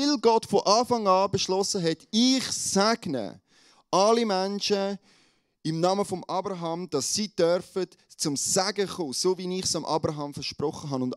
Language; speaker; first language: German; native; German